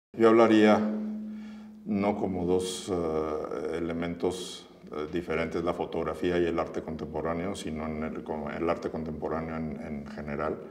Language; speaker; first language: Spanish; native; Spanish